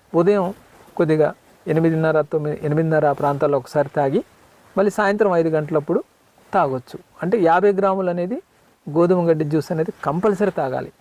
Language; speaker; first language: Telugu; non-native, local second language; Koya